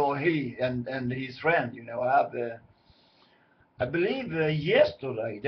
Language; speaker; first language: English; non-native, learner; Swedish